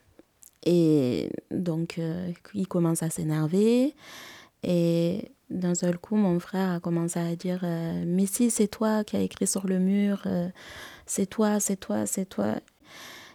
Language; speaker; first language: French; native; French